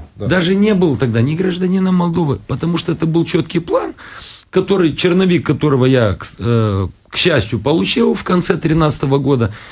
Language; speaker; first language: Russian; non-native, local second language; Romanian